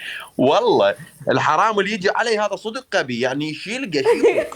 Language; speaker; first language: Arabic; native; Arabic